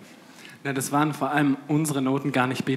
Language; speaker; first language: German; native; German